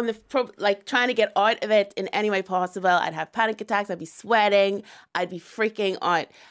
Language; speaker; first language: English; native; English